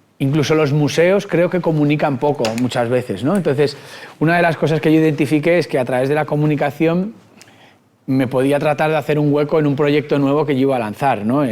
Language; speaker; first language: Spanish; native; Spanish